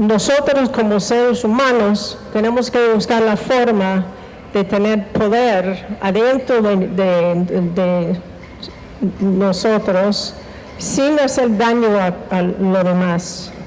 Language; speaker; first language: Spanish; non-native, fluent; English